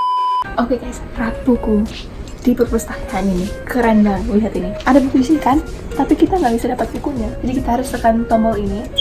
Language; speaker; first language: Indonesian; non-native, fluent; English